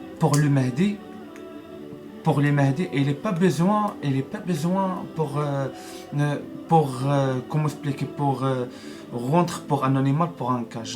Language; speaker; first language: French; non-native, learner; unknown